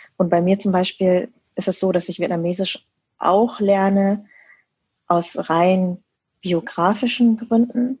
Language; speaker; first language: German; early bilingual, other home language; Vietnamese